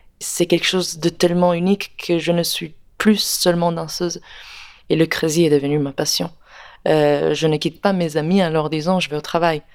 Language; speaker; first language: French; non-native, fluent; Italian